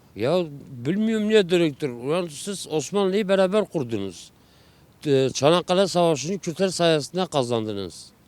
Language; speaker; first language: Turkish; native; Turkish